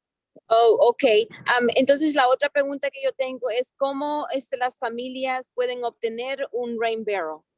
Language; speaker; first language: Spanish; early bilingual, heritage; Spanish